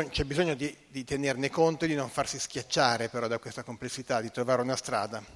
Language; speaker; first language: Italian; native; Italian